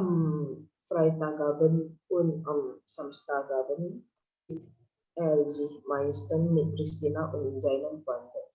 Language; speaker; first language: German; non-native, learner; Indonesian